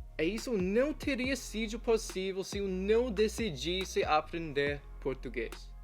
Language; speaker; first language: Portuguese; non-native, fluent; English